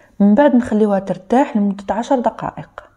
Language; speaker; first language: Arabic; native; Arabic